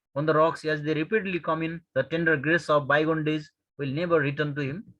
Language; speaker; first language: English; non-native, local second language; Nepali